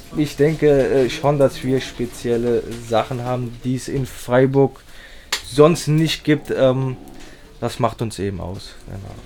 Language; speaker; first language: German; early bilingual, other home language; Persian